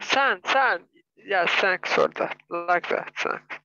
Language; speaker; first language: English; non-native, learner; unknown